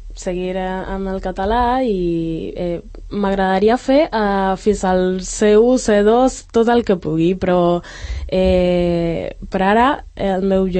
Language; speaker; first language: Catalan; non-native, local second language; Spanish